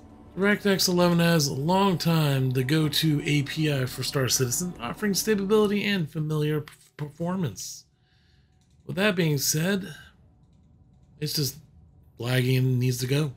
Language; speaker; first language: English; native; English